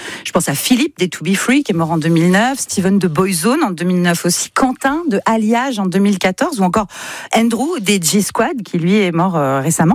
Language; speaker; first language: French; native; French